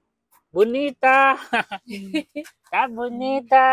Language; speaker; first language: Portuguese; non-native, learner; Vietnamese